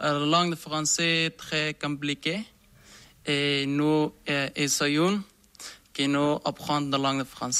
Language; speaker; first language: French; non-native, learner; Persian